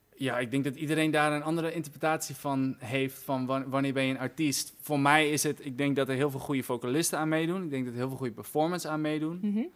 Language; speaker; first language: Dutch; native; Dutch